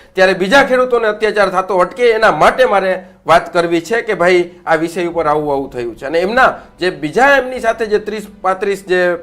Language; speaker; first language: Gujarati; native; Gujarati